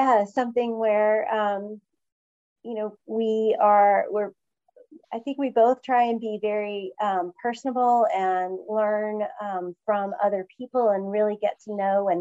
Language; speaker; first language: English; native; English